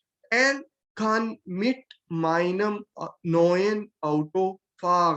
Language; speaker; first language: German; non-native, fluent; Hindi